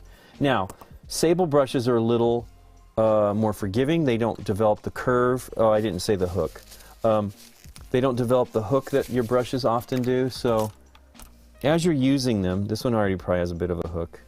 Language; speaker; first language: English; native; English